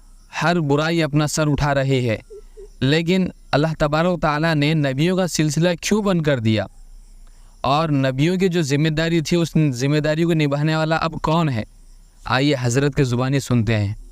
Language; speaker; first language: Urdu; native; Urdu